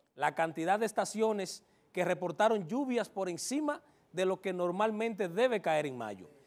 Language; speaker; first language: Spanish; native; Spanish